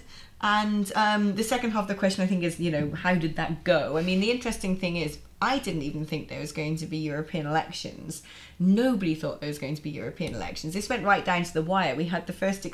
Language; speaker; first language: English; native; English